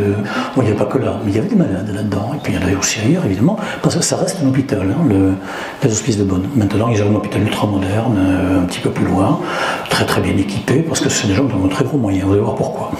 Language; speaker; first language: French; native; French